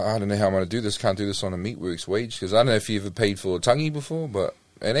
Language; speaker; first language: English; native; English